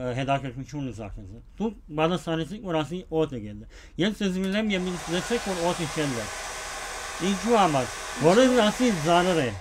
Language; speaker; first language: Armenian; early bilingual, heritage; Armenian